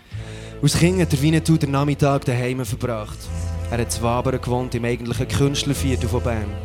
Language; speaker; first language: German; native; German